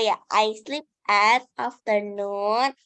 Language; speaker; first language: English; non-native, learner; Indonesian